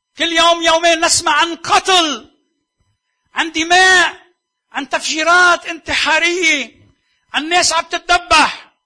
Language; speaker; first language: Arabic; native; Arabic